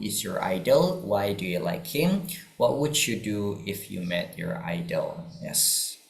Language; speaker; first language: English; non-native, fluent; Indonesian